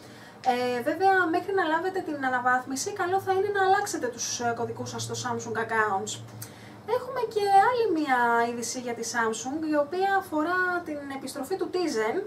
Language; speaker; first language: Greek; native; Greek